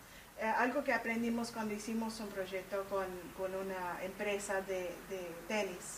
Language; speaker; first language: Spanish; early bilingual, heritage; Spanish